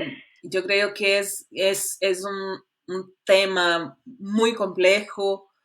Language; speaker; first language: Spanish; non-native, fluent; Portuguese